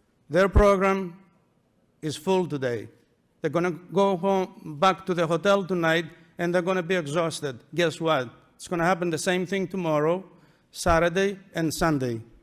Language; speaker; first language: English; non-native, fluent; Greek